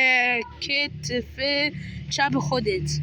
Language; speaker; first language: Persian; native; Persian